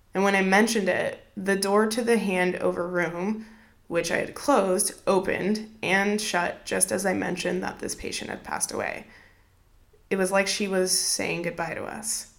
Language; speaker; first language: English; native; English